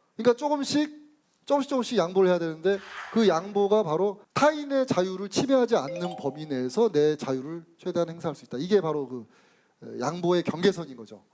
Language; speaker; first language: Korean; native; Korean